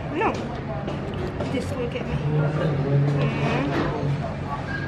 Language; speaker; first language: English; non-native, learner; Indonesian